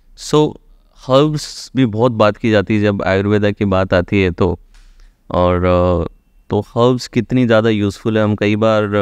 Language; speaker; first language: Hindi; native; Hindi